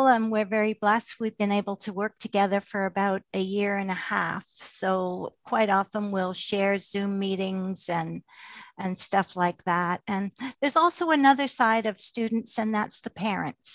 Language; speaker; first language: English; native; English